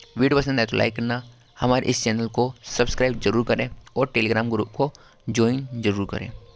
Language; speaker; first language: Hindi; native; Hindi